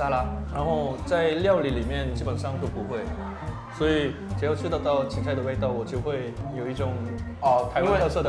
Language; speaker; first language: Chinese; non-native, fluent; Korean